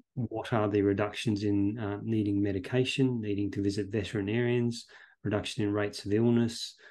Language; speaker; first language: English; native; English